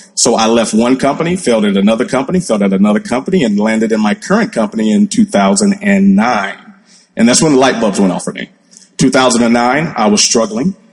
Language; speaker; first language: English; native; English